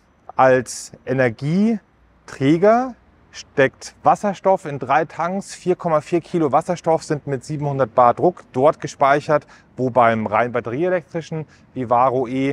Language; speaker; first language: German; native; German